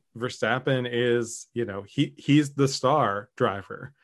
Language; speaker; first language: English; native; English